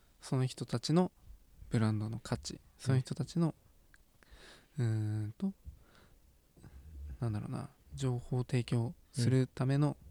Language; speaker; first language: Japanese; native; Japanese